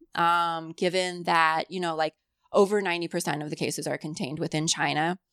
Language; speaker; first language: English; early bilingual, other home language; Cantonese